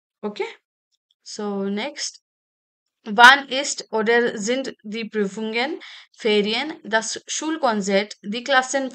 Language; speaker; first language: German; non-native, fluent; Hindi